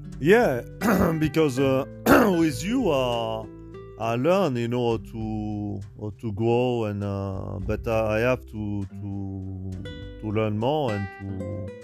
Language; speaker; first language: English; non-native, learner; French